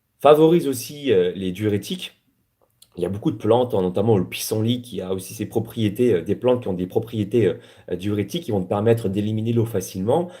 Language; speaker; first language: French; native; French